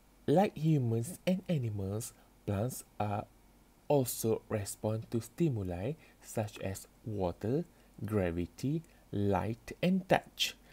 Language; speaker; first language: English; non-native, local second language; Malay